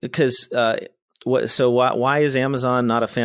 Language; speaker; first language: English; native; English